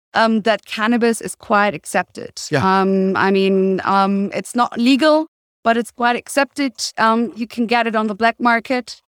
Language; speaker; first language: English; non-native, fluent; German